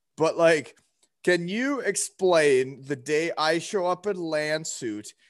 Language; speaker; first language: English; native; English